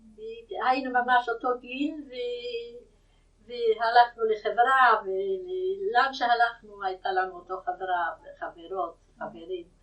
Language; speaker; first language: Hebrew; non-native, fluent; Yiddish